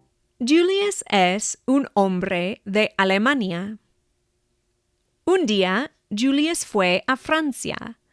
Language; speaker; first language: Spanish; non-native, fluent; English